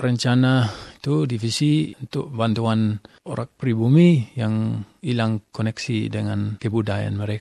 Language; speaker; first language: Indonesian; non-native, fluent; English